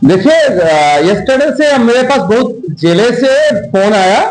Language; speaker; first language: Hindi; non-native, local second language; Bangla